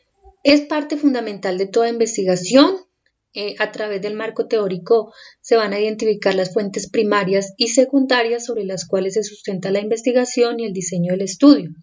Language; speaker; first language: Spanish; native; Spanish